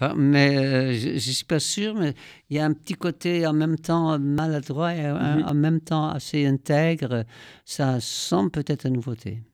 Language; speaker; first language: French; non-native, fluent; Dutch